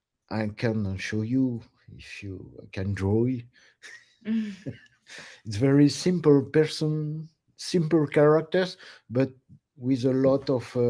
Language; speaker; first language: English; non-native, learner; French